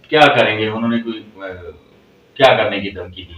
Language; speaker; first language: Urdu; native; Urdu